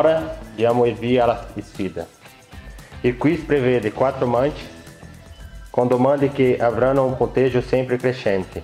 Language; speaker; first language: Italian; non-native, fluent; Portuguese